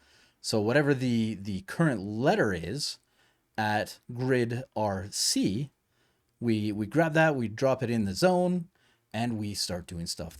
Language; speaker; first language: English; native; English